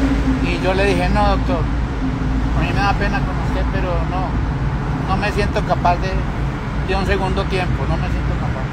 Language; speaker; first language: Spanish; native; Spanish